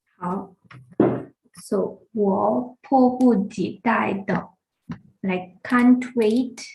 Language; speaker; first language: Chinese; non-native, fluent; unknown